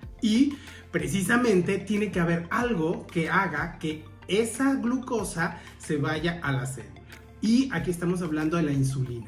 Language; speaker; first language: Spanish; native; Spanish